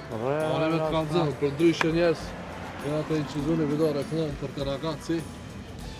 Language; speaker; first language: Albanian; native; Albanian